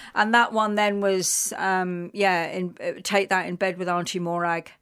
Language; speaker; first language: English; native; English